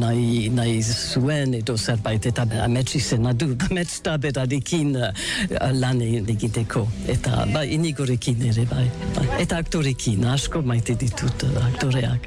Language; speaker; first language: Basque; non-native, learner; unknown